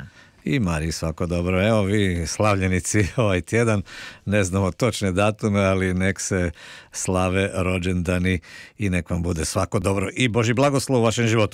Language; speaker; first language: Croatian; native; Croatian